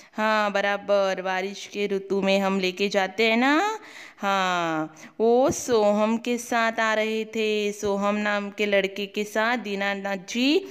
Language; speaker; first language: Hindi; non-native, local second language; Marathi